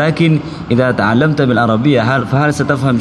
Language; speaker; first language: Arabic; non-native, fluent; Indonesian